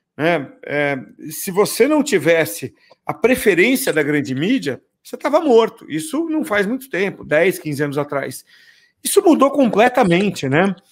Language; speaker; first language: Portuguese; native; Portuguese